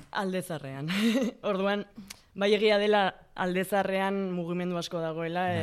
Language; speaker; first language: Basque; non-native, local second language; Spanish